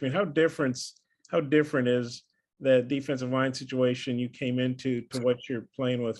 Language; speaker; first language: English; native; English